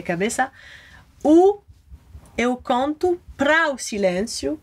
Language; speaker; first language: Portuguese; non-native, fluent; French